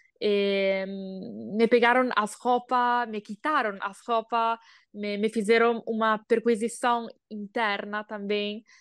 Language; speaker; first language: Portuguese; non-native, learner; Italian